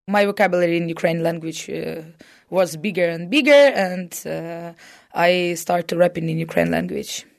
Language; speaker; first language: English; non-native, learner; Ukrainian